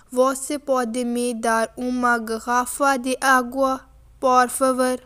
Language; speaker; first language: Portuguese; non-native, learner; Urdu